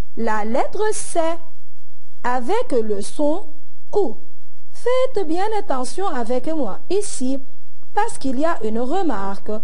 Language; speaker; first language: French; non-native, local second language; Arabic